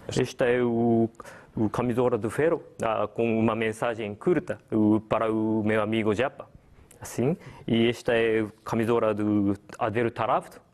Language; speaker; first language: Portuguese; non-native, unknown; Japanese